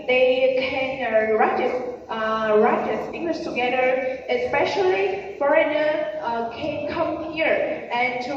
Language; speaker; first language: English; non-native, learner; Vietnamese